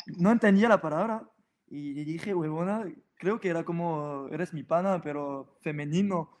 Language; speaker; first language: Spanish; non-native, fluent; French